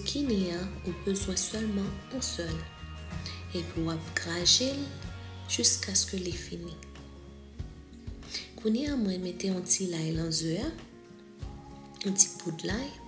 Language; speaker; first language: French; non-native, local second language; Haitian Creole